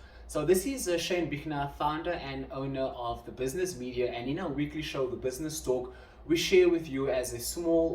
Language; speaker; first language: English; non-native, local second language; Afrikaans